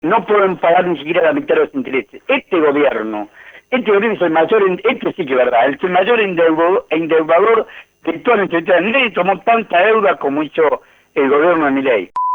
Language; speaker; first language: Spanish; native; Spanish